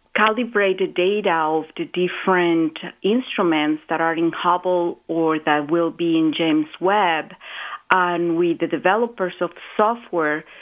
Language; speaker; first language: English; non-native, fluent; Spanish